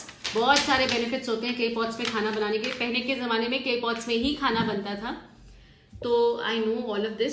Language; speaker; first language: Hindi; native; Hindi